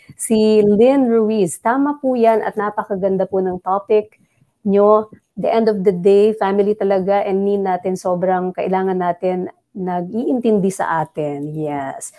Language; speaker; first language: Filipino; non-native, local second language; Bikol